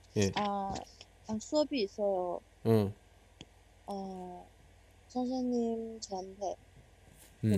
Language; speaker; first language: Korean; non-native, learner; Chinese